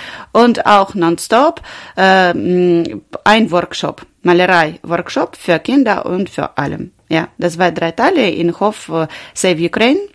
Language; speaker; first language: German; non-native, learner; Ukrainian